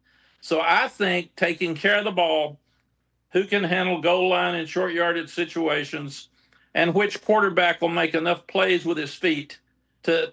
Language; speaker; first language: English; native; English